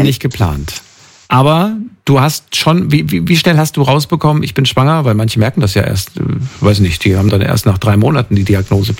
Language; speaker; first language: German; native; German